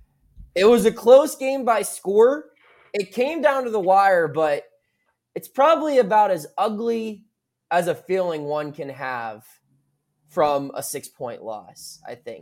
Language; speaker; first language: English; native; English